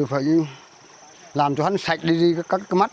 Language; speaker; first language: Vietnamese; native; Vietnamese